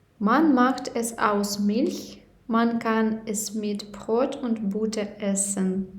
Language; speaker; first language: German; non-native, fluent; Ukrainian